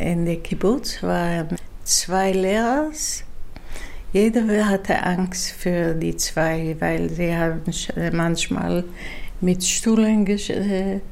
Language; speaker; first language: German; non-native, fluent; Dutch